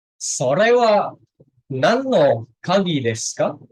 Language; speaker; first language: Japanese; non-native, fluent; Indonesian